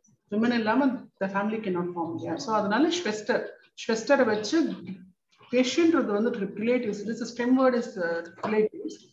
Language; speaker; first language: English; non-native, local second language; Tamil